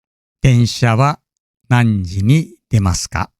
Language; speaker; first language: Japanese; non-native, fluent; English